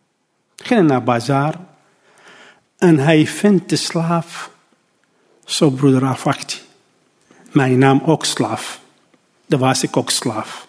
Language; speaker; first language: Dutch; non-native, learner; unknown